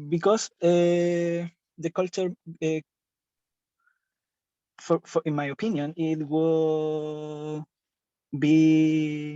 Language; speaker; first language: English; non-native, learner; Spanish